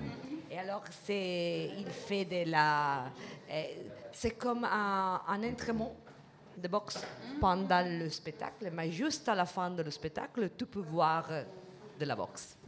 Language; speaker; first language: French; non-native, learner; Italian